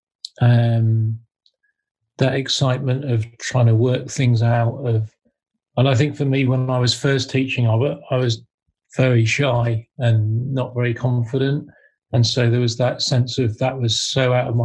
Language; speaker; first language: English; native; English